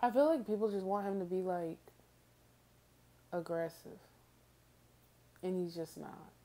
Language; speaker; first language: English; native; English